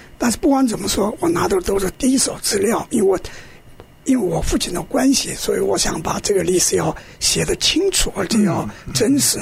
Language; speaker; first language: Chinese; non-native, local second language; Korean